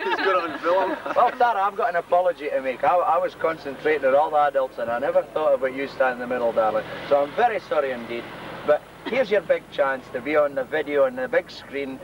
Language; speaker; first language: English; native; English